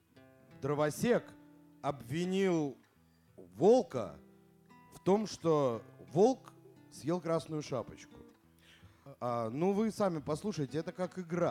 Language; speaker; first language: Russian; native; Russian